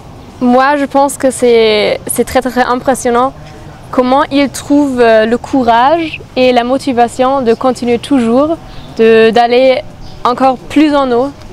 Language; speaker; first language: French; non-native, fluent; German